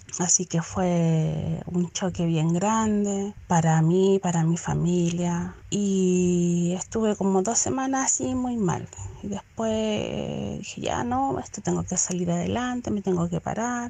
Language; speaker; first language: Spanish; native; Spanish